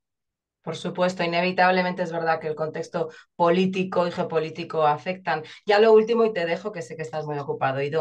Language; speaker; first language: Spanish; native; Spanish